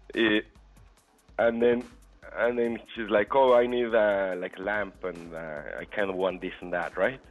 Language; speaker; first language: English; non-native, fluent; Spanish